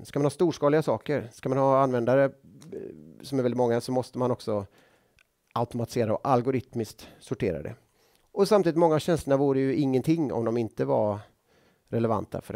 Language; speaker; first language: Swedish; native; Swedish